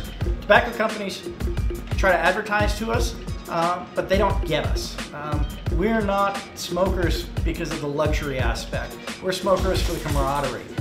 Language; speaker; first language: English; native; English